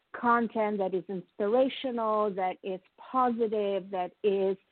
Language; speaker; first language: English; non-native, fluent; Italian